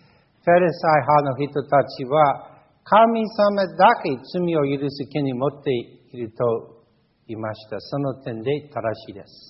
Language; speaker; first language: Japanese; non-native, fluent; English